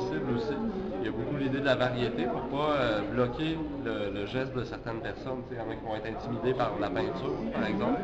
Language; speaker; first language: French; native; French